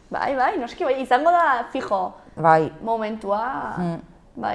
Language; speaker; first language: Basque; native; Basque